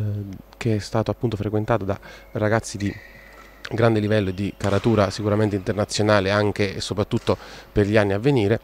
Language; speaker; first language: Italian; native; Italian